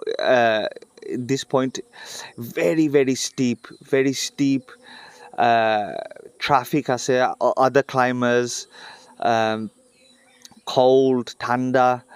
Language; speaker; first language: English; early bilingual, other home language; Bangla